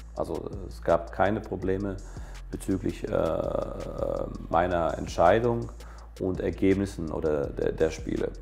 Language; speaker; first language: German; native; German